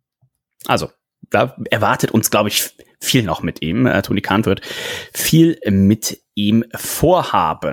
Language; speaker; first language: German; native; German